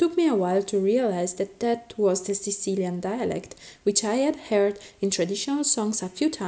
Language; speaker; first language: English; early bilingual, other home language; Spanish